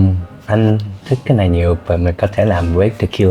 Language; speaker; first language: Vietnamese; non-native, learner; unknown